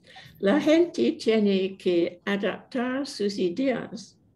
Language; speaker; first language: Spanish; non-native, fluent; English